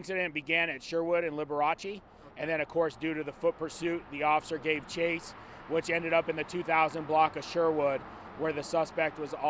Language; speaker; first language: English; native; English